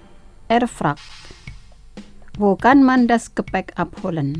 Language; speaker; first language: German; non-native, fluent; Indonesian